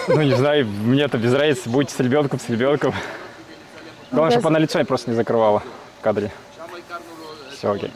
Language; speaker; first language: Russian; native; Russian